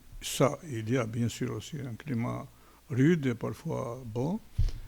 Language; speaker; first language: French; non-native, fluent; Albanian